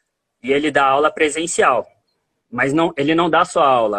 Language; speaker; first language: Portuguese; native; Portuguese